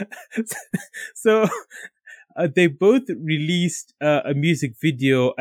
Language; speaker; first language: English; non-native, local second language; Shona